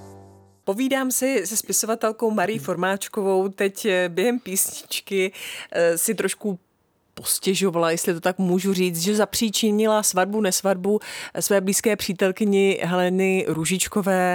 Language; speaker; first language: Czech; native; Czech